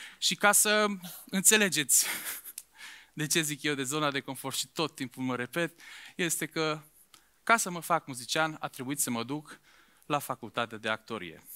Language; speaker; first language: Romanian; non-native, local second language; Hungarian